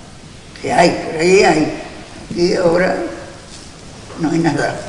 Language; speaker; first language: Spanish; non-native, local second language; Galician